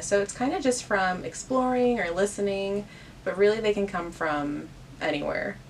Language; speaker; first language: English; native; English